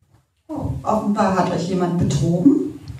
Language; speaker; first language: German; native; German